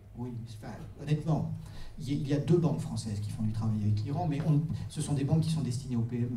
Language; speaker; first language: French; native; French